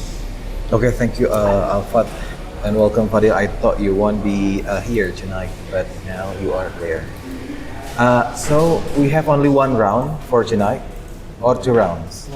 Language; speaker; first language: English; non-native, fluent; Indonesian